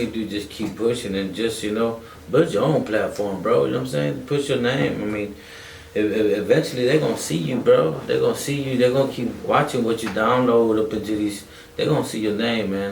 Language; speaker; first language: English; native; English